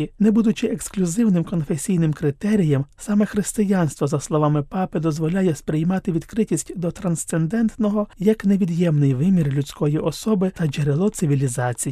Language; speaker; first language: Ukrainian; native; Ukrainian